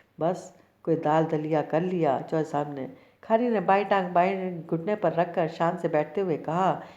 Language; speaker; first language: Urdu; native; Urdu